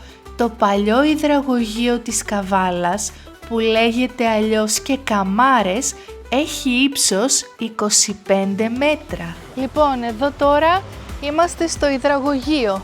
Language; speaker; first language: Greek; native; Greek